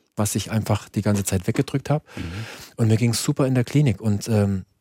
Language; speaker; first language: German; native; German